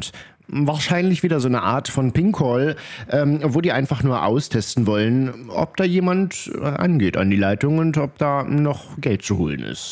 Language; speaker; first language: German; native; German